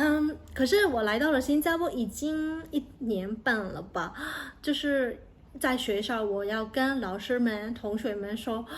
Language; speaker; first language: Chinese; non-native, fluent; Burmese